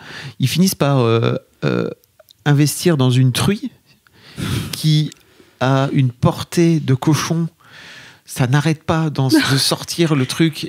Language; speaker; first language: French; native; French